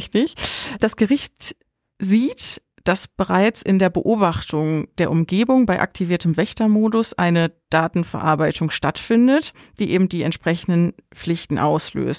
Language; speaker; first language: German; native; German